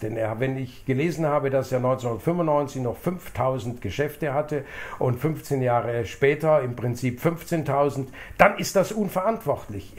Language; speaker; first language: German; native; German